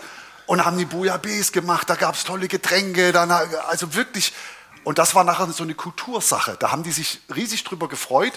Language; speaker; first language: German; native; German